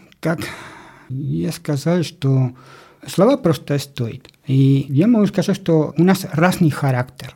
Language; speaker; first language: Russian; non-native, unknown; Spanish